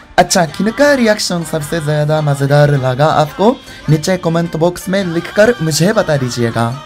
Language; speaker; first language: Hindi; non-native, fluent; Japanese